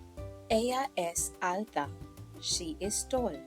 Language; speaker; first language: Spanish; non-native, fluent; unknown